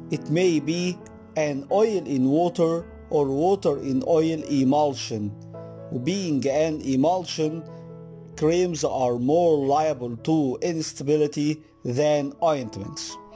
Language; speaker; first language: English; non-native, fluent; Arabic